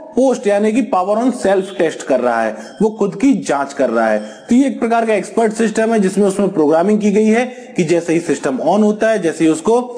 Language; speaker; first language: Hindi; non-native, local second language; Punjabi